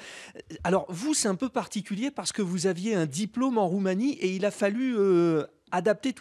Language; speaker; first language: French; native; French